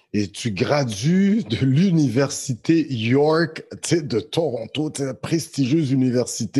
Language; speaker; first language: French; native; French